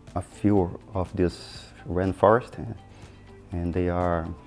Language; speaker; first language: English; non-native, fluent; Portuguese